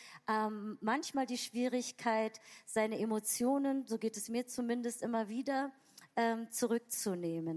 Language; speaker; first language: German; native; German